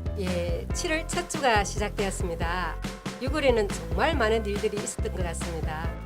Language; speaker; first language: Korean; native; Korean